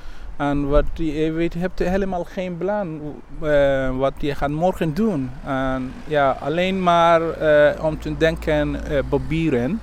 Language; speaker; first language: Dutch; non-native, learner; Somali